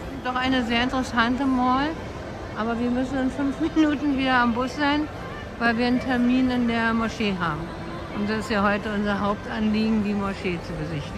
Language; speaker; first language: German; native; German